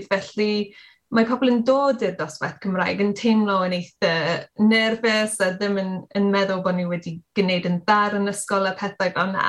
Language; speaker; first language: Welsh; non-native, learner; English